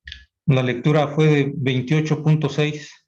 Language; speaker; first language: Spanish; native; Spanish